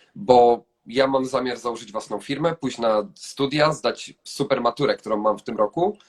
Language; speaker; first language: Polish; native; Polish